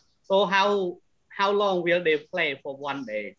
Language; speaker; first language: English; non-native, fluent; Khmer